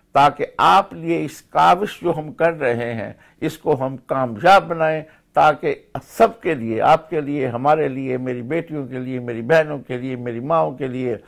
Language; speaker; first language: Urdu; native; Urdu